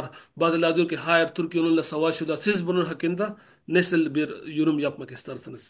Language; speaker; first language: Turkish; non-native, learner; Urdu